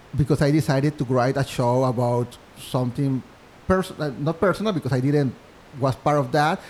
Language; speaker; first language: English; non-native, fluent; Spanish